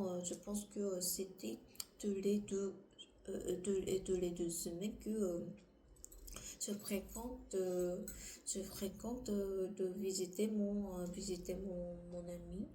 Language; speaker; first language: French; non-native, learner; Korean